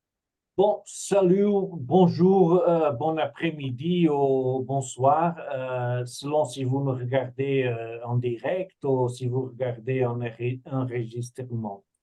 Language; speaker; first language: French; non-native, fluent; Portuguese